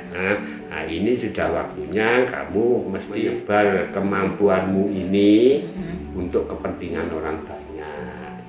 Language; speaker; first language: Indonesian; non-native, local second language; Javanese